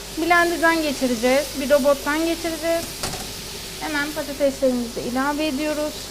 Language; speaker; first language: Turkish; native; Turkish